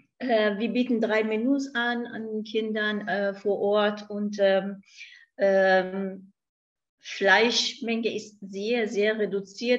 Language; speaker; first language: German; non-native, fluent; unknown